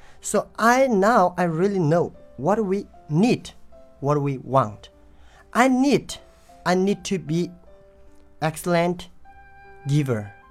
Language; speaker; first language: English; non-native, learner; Tibetan